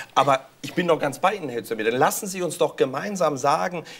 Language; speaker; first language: German; early bilingual, other home language; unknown